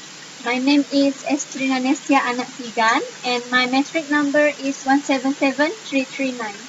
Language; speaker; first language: English; non-native, local second language; Malay